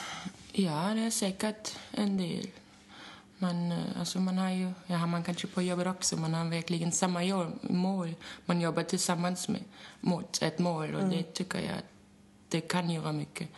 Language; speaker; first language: Swedish; non-native, fluent; German